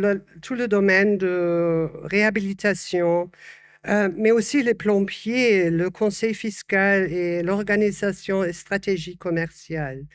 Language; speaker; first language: French; non-native, fluent; German